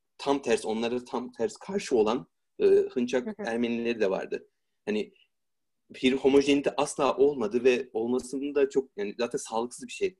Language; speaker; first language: Turkish; native; Turkish